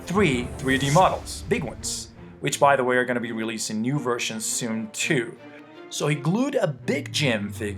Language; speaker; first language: English; non-native, fluent; Spanish